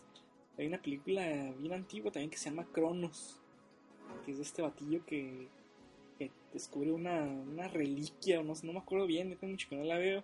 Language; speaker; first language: Spanish; native; Spanish